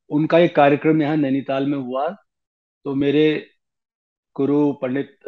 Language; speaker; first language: Hindi; native; Hindi